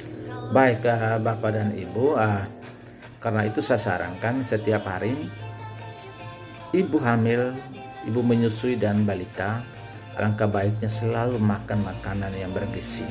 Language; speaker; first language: Indonesian; native; Indonesian